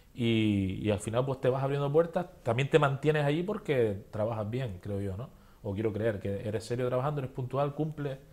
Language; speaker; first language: Spanish; native; Spanish